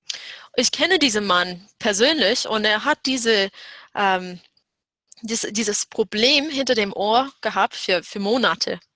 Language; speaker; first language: German; non-native, fluent; English